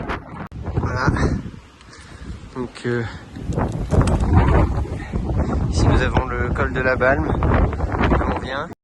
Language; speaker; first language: French; native; French